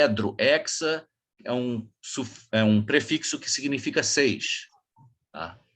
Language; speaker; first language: Portuguese; native; Portuguese